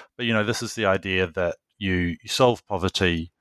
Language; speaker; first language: English; native; English